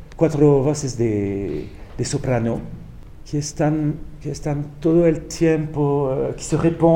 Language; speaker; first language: Spanish; non-native, fluent; French